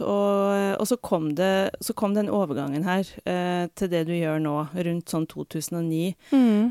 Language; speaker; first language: Norwegian; native; Norwegian